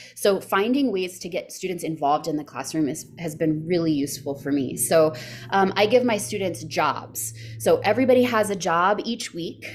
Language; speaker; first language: English; native; English